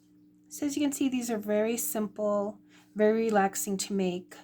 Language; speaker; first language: English; native; English